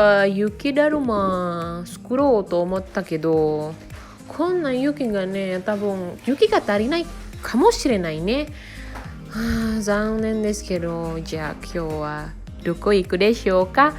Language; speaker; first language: Japanese; non-native, fluent; Indonesian